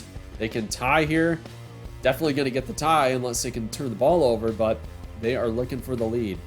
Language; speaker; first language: English; native; English